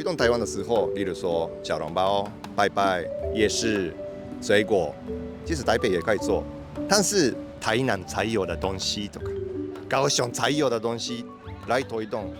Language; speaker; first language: Chinese; non-native, fluent; Japanese